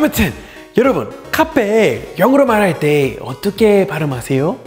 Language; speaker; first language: Korean; non-native, fluent; English